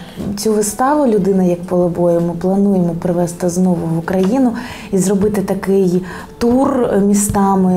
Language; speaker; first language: Ukrainian; native; Ukrainian